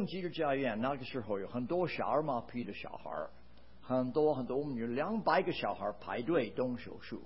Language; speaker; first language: Chinese; non-native, fluent; English